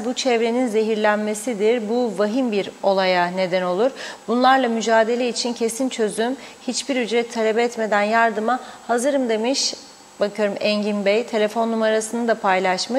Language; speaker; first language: Turkish; native; Turkish